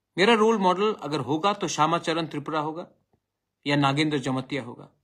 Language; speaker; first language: Hindi; non-native, local second language; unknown